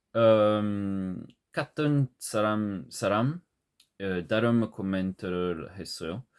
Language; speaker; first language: Korean; non-native, learner; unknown